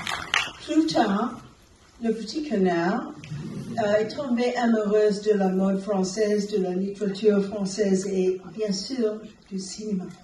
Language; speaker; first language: French; non-native, fluent; English